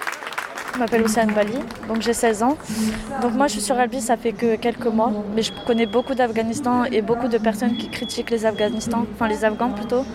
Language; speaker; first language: French; native; French